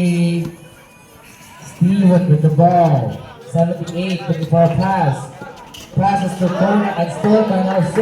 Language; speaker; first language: English; non-native, local second language; Indonesian